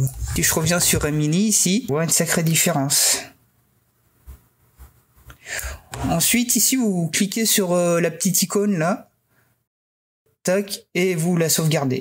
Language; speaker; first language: French; native; French